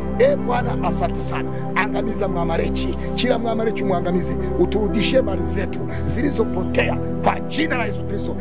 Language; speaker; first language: Swahili; non-native, local second language; Kinyarwanda